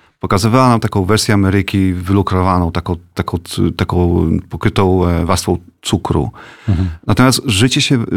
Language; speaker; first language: Polish; native; Polish